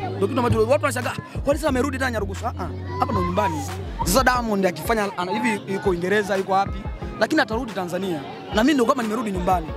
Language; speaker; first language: Swahili; non-native, local second language; Bembe